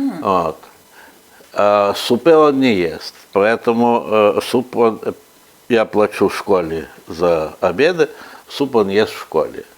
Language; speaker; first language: Russian; native; Russian